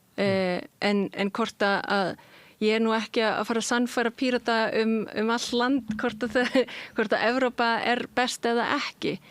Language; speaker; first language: Icelandic; early bilingual, heritage; Icelandic